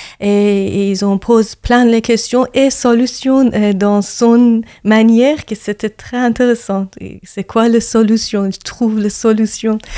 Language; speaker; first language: French; non-native, learner; Persian